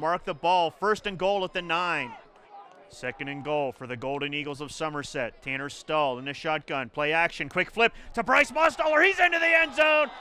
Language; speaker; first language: English; native; English